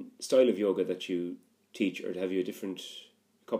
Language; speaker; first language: English; native; English